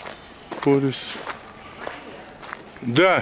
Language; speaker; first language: Russian; native; Russian